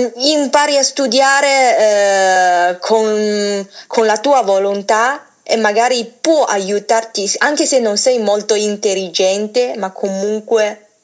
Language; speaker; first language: Italian; non-native, fluent; Chinese